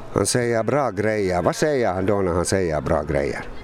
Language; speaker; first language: Swedish; native; Swedish